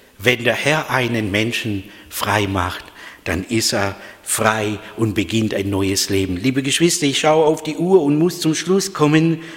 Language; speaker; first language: German; non-native, fluent; Russian